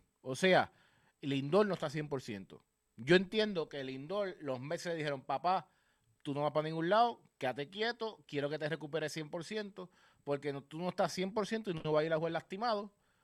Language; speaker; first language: Spanish; native; Spanish